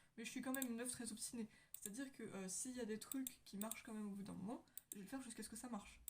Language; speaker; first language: French; native; French